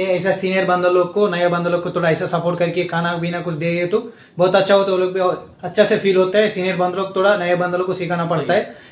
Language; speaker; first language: Hindi; non-native, local second language; Telugu